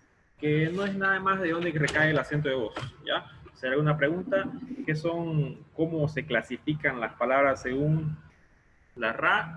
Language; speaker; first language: Spanish; native; Spanish